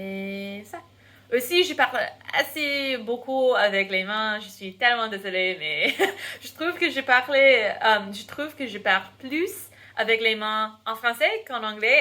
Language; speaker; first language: French; non-native, fluent; English